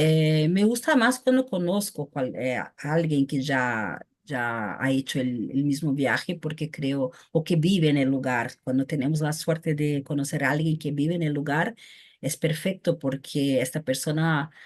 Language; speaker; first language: Spanish; non-native, fluent; Portuguese